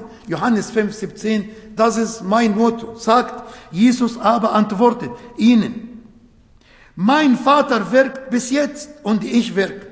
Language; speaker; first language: German; non-native, fluent; Arabic